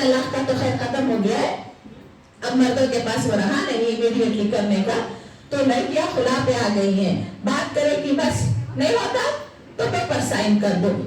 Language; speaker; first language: Urdu; native; Urdu